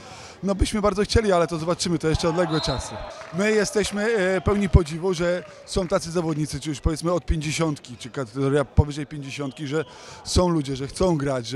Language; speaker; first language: Polish; native; Polish